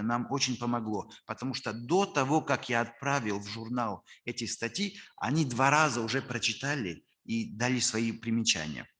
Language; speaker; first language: Russian; non-native, fluent; French